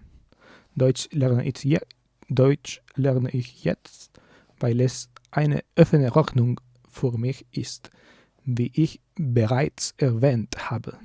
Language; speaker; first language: German; non-native, learner; Spanish